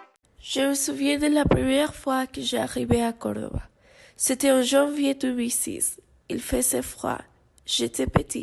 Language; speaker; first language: French; non-native, learner; Spanish